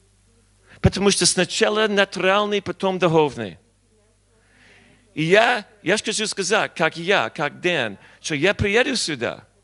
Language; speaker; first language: Russian; non-native, learner; English